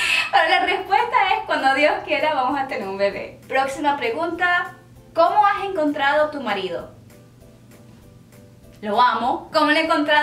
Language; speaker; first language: Spanish; early bilingual, heritage; Spanish